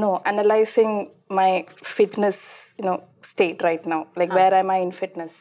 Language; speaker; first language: English; non-native, local second language; Malayalam